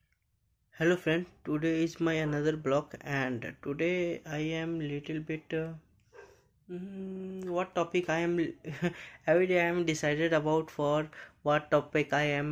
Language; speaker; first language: English; non-native, learner; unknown